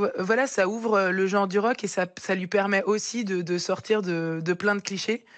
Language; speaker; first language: French; native; French